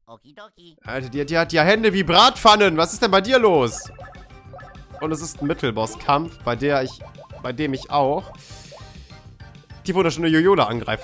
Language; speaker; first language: German; native; German